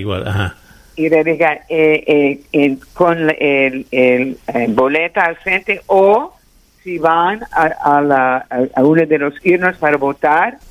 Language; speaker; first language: Spanish; early bilingual, heritage; Spanish